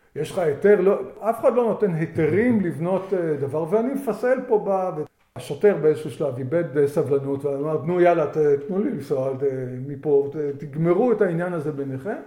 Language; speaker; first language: Hebrew; native; Hebrew